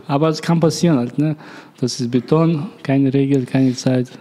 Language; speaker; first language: German; non-native, learner; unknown